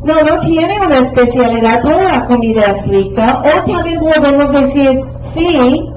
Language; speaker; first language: Spanish; non-native, fluent; English